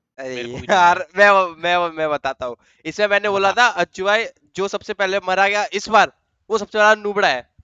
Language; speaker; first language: Hindi; native; Hindi